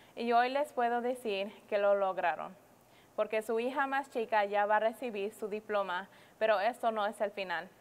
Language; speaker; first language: Spanish; early bilingual, heritage; Spanish